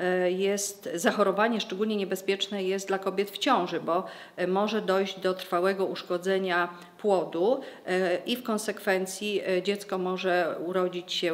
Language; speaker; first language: Polish; native; Polish